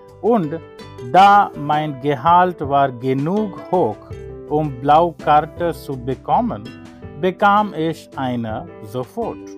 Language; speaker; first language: German; non-native, learner; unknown